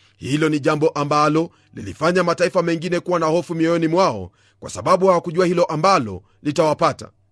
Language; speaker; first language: Swahili; non-native, local second language; Luyia